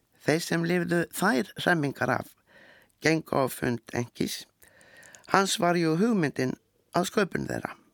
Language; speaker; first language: Icelandic; native; Icelandic